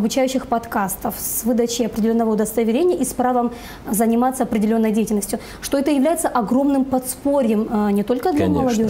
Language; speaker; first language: Russian; native; Russian